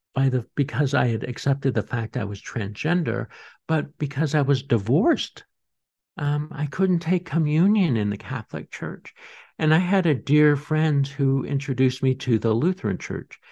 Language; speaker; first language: English; native; English